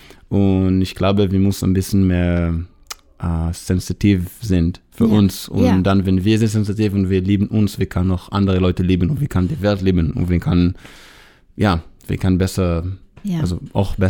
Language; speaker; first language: German; non-native, learner; Hebrew